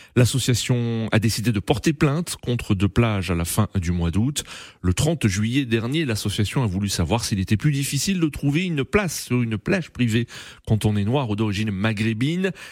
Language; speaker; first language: French; native; French